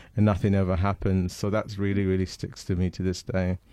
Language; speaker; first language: English; non-native, local second language; Shona